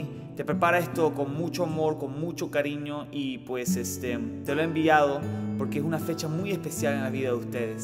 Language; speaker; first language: Spanish; native; Spanish